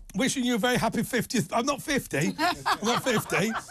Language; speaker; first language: English; native; English